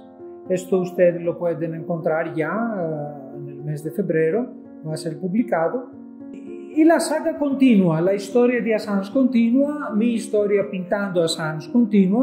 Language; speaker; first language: Spanish; non-native, fluent; Greek